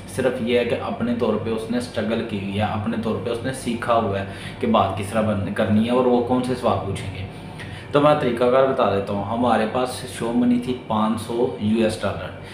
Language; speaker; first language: Urdu; non-native, local second language; Punjabi